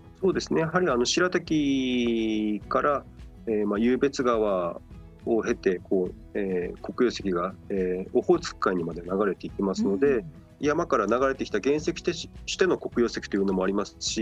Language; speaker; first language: Japanese; native; Japanese